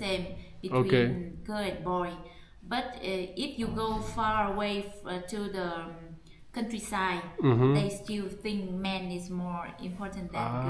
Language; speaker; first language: English; non-native, learner; Vietnamese